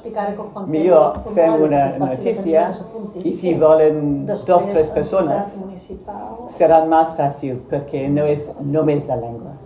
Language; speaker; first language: Catalan; non-native, learner; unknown